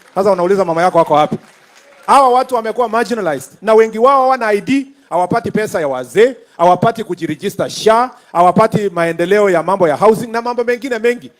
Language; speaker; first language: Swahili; non-native, local second language; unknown